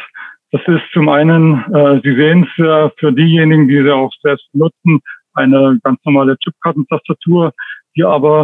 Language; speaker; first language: German; native; German